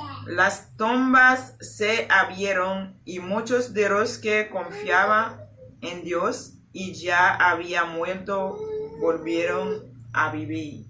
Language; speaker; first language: Spanish; non-native, learner; Haitian Creole